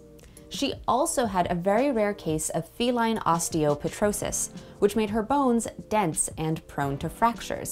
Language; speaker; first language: English; native; English